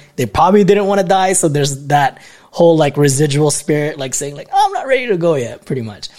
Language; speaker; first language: English; non-native, local second language; Filipino